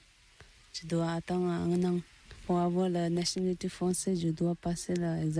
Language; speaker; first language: French; non-native, learner; Tibetan